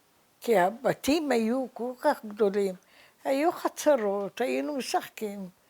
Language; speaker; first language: Hebrew; early bilingual, other home language; Arabic